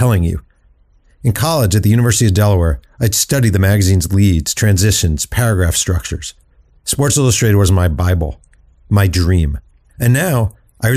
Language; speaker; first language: English; native; English